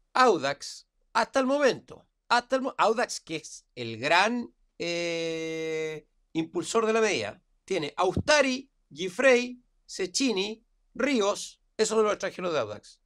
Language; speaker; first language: Spanish; native; Spanish